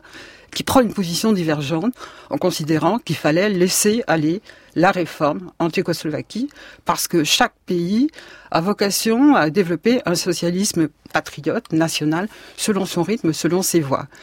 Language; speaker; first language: French; native; French